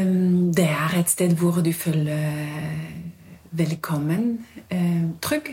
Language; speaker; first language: Norwegian; non-native, fluent; French